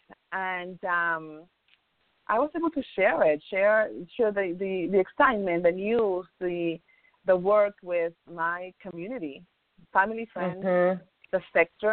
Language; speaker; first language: English; non-native, fluent; Spanish